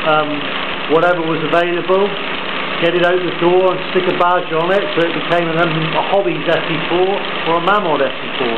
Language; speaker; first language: English; native; English